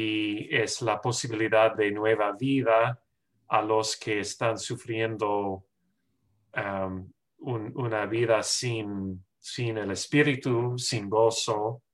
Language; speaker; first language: Spanish; non-native, fluent; English